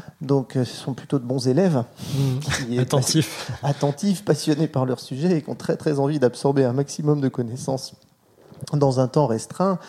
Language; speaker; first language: French; native; French